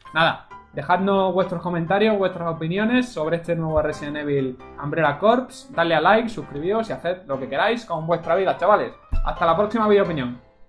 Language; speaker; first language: Spanish; native; Spanish